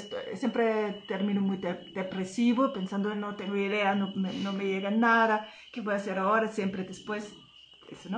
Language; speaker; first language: Spanish; non-native, fluent; German